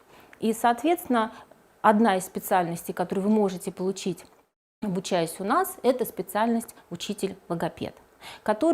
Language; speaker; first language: Russian; native; Russian